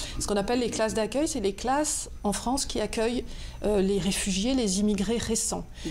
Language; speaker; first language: French; native; French